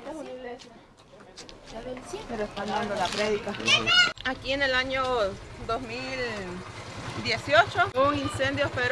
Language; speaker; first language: Spanish; native; Spanish